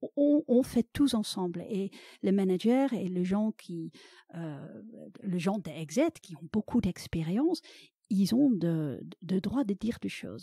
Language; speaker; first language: French; non-native, fluent; Dutch